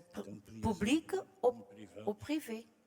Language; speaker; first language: French; non-native, fluent; Portuguese